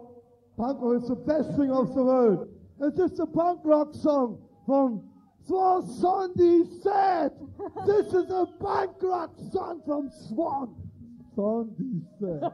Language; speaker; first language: English; non-native, learner; German